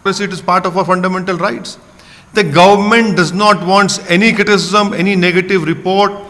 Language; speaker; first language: English; non-native, local second language; Hindi